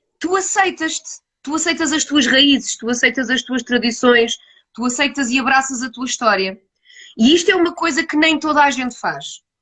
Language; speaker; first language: Portuguese; native; Portuguese